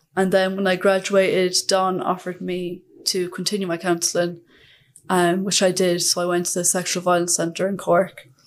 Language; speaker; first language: English; native; English